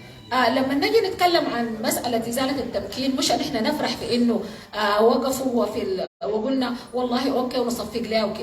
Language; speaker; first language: Arabic; native; Arabic